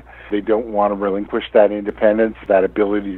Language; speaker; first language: English; native; English